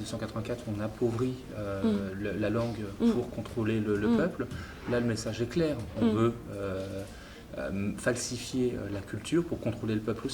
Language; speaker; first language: French; native; French